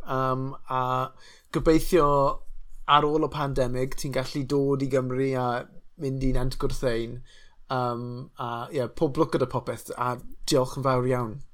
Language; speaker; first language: Welsh; non-native, fluent; Russian